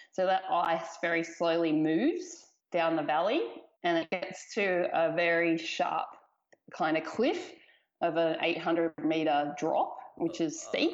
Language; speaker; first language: English; native; English